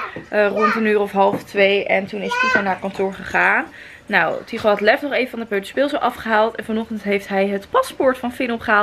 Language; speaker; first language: Dutch; native; Dutch